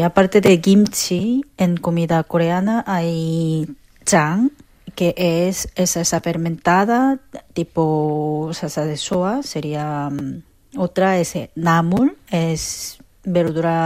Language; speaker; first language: Spanish; non-native, fluent; Korean